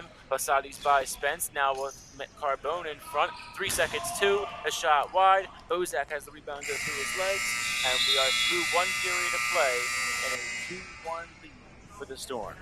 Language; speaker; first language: English; native; English